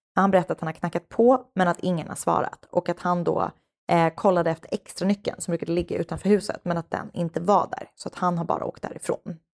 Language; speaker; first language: Swedish; native; Swedish